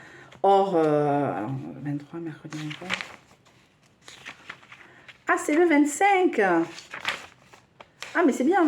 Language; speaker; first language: French; native; French